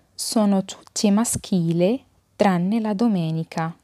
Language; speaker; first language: Italian; non-native, fluent; Arabic